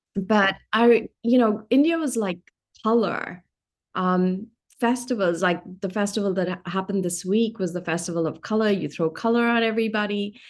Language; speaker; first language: English; non-native, local second language; Hindi